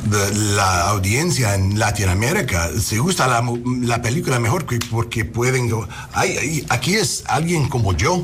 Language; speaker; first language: Spanish; non-native, learner; English